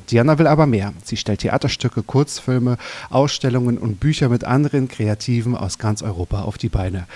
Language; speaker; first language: German; native; German